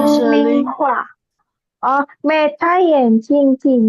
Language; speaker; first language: Chinese; non-native, learner; Indonesian